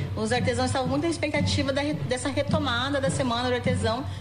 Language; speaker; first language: Portuguese; native; Portuguese